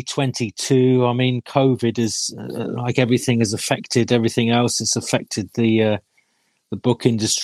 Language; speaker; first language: English; non-native, local second language; Welsh